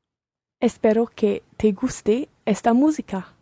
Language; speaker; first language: Spanish; non-native, learner; English